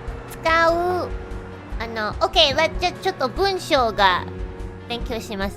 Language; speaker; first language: Japanese; non-native, learner; Chinese